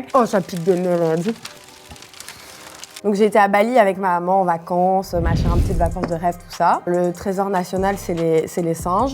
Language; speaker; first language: French; native; French